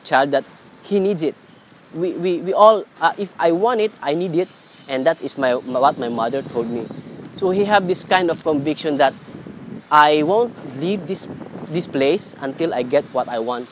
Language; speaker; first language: English; non-native, local second language; Filipino